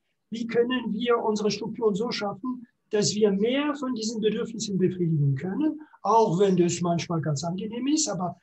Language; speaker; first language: German; non-native, fluent; French